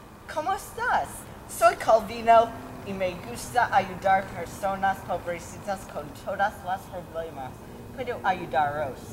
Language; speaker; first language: Spanish; non-native, learner; English